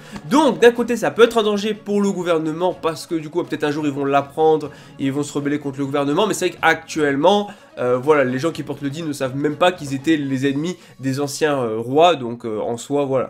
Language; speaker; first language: French; native; French